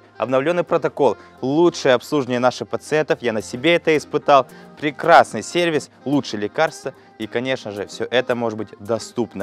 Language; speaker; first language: Russian; native; Russian